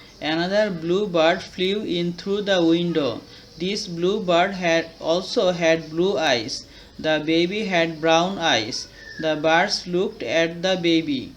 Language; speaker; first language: English; non-native, local second language; Bangla